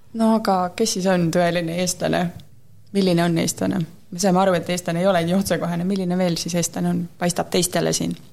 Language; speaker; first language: Estonian; native; Estonian